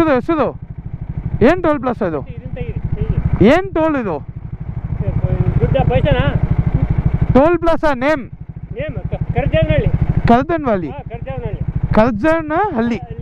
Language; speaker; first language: Kannada; non-native, learner; Tamil